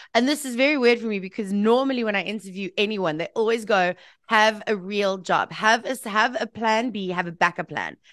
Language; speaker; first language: English; native; English